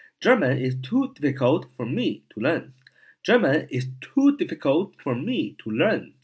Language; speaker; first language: English; non-native, fluent; Chinese